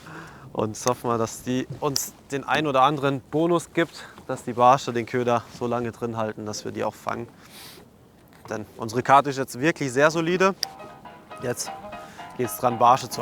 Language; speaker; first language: German; native; German